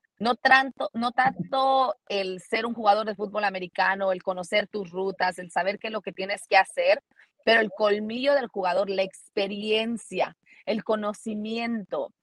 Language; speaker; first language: Spanish; early bilingual, heritage; Spanish